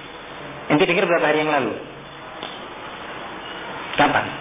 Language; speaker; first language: Indonesian; native; Indonesian